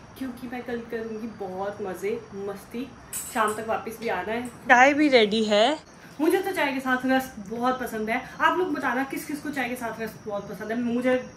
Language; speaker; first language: Hindi; native; Hindi